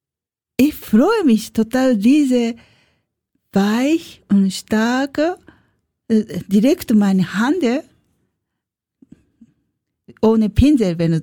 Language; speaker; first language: German; non-native, learner; Japanese